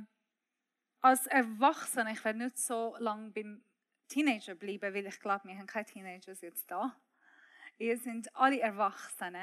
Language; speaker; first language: German; non-native, fluent; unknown